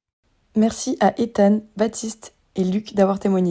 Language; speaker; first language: French; native; French